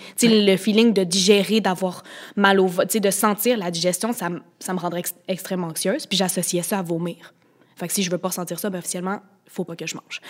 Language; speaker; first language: French; native; French